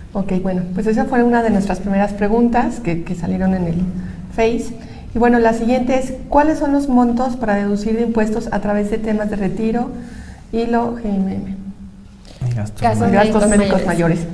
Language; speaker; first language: Spanish; native; Spanish